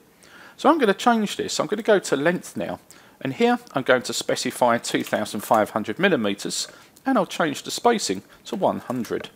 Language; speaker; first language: English; native; English